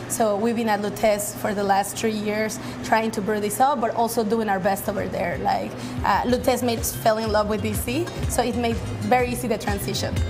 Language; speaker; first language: English; non-native, fluent; Spanish